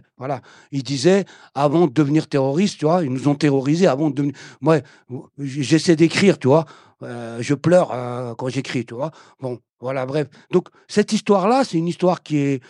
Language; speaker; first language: French; early bilingual, other home language; Arabic